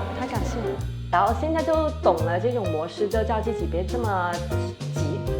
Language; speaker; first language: Chinese; non-native, local second language; Cantonese